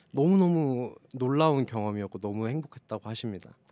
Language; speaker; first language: Korean; native; Korean